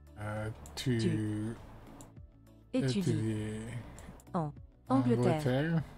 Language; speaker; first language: French; non-native, learner; English